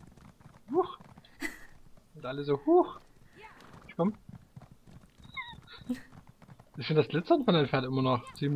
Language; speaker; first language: German; native; German